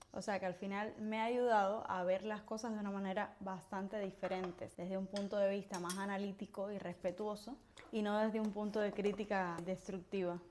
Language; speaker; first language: Spanish; native; Spanish